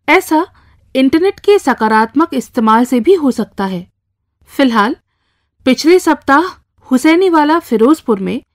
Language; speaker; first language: Hindi; native; Hindi